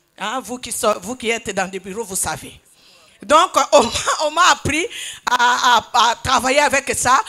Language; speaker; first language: French; non-native, local second language; Lingala